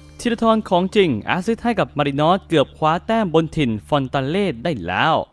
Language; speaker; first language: Thai; native; Thai